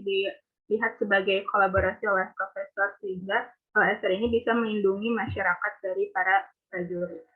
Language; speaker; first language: Indonesian; native; Indonesian